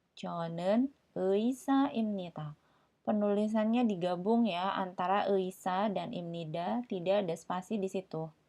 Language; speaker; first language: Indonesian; native; Indonesian